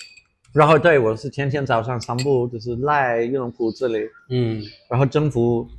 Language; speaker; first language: Chinese; non-native, fluent; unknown